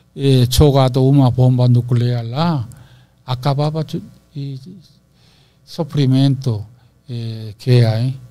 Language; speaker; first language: Portuguese; non-native, learner; Korean